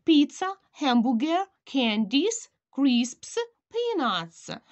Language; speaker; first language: English; non-native, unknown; Ukrainian